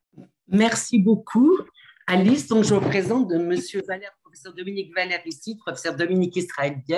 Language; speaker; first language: French; native; French